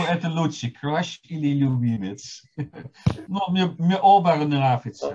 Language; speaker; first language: Russian; non-native, fluent; Dutch